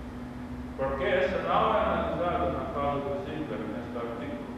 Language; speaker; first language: Portuguese; non-native, learner; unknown